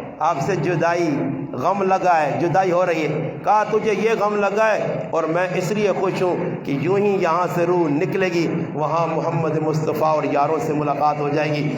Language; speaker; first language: Urdu; non-native, local second language; Punjabi